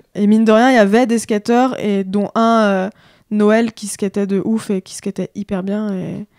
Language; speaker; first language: French; native; French